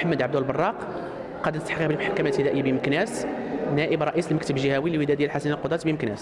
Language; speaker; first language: Arabic; native; Arabic